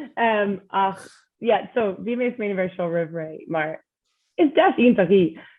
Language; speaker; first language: Irish; non-native, local second language; English